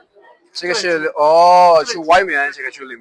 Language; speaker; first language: Chinese; non-native, learner; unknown